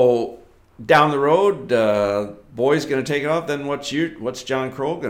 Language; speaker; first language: English; native; English